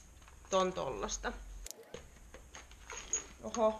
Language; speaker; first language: Finnish; native; Finnish